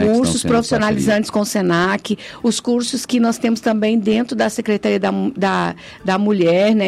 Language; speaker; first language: Portuguese; native; Portuguese